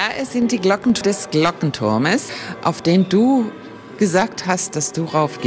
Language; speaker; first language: German; native; German